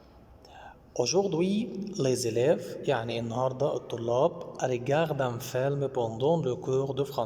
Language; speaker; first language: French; non-native, fluent; Arabic